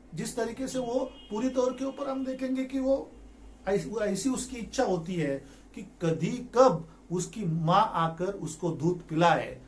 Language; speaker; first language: Hindi; non-native, local second language; Marathi